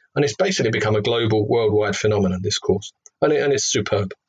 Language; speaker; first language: English; native; English